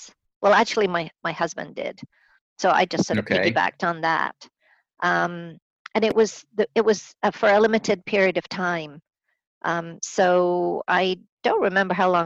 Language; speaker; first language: English; native; English